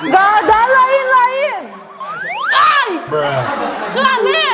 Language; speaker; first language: Indonesian; non-native, learner; Russian